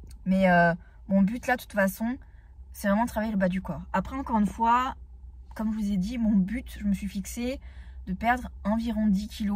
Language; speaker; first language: French; native; French